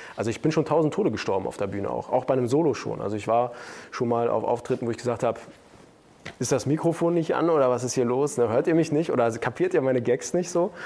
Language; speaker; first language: German; early bilingual, other home language; Turkish